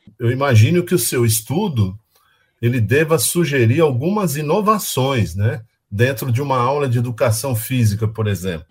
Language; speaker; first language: Portuguese; native; Portuguese